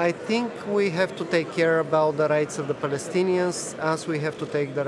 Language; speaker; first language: English; non-native, fluent; Bulgarian